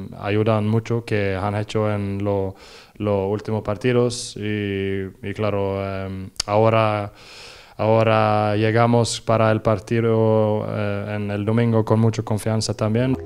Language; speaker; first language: Spanish; non-native, learner; Norwegian